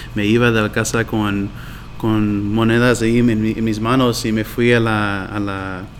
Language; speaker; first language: Spanish; early bilingual, heritage; Spanish